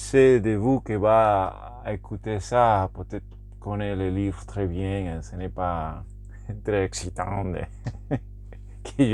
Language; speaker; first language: French; non-native, learner; Spanish